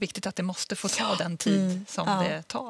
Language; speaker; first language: Swedish; native; Swedish